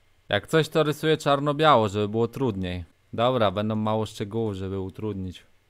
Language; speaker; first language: Polish; native; Polish